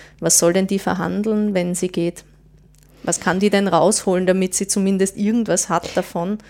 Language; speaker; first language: German; native; German